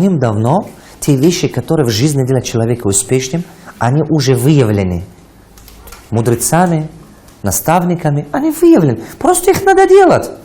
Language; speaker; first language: Russian; non-native, local second language; Tajik